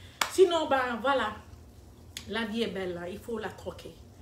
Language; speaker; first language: French; non-native, local second language; Wolof